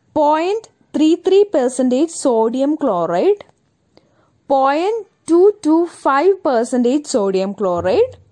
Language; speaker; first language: English; non-native, local second language; Malayalam